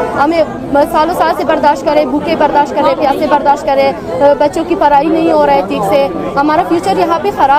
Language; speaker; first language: Hindi; non-native, fluent; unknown